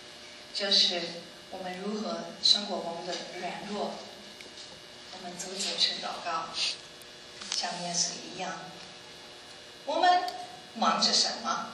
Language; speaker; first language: Chinese; non-native, learner; English